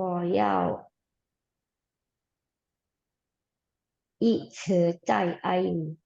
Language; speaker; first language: Chinese; non-native, learner; Indonesian